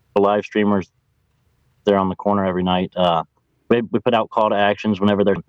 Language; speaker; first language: English; native; English